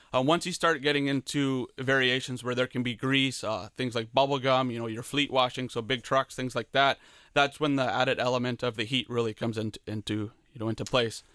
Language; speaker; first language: English; native; English